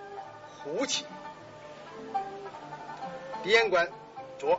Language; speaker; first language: Chinese; native; Chinese